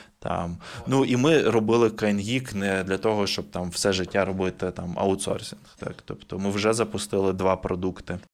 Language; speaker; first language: Ukrainian; native; Ukrainian